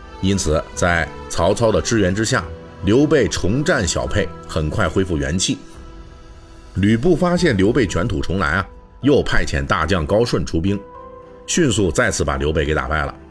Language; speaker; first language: Chinese; native; Chinese